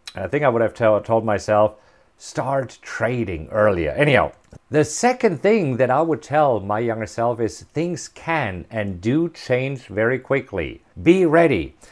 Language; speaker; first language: English; non-native, fluent; German